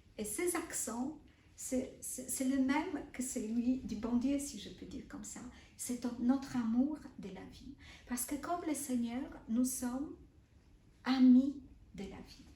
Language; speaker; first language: French; non-native, fluent; Polish